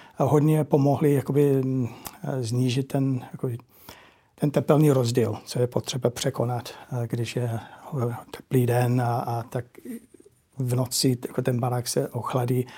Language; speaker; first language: Czech; non-native, fluent; English